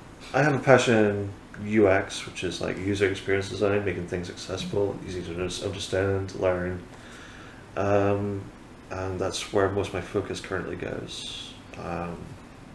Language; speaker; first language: English; native; English